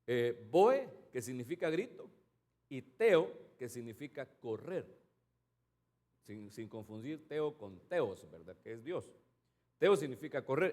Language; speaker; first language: Spanish; native; Spanish